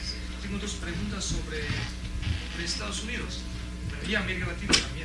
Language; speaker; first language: Spanish; non-native, fluent; Chinese